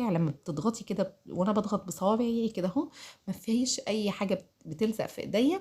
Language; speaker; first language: Arabic; native; Arabic